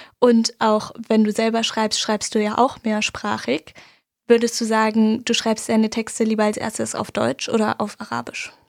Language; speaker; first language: German; native; German